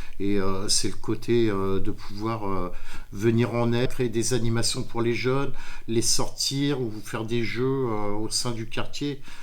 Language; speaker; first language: French; native; French